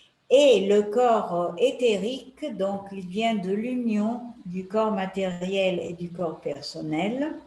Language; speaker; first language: French; non-native, fluent; Italian